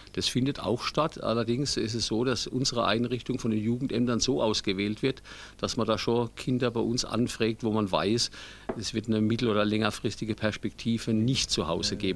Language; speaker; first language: German; native; German